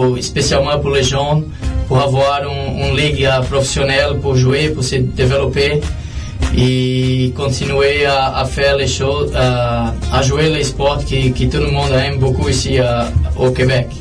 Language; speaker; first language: French; non-native, learner; Portuguese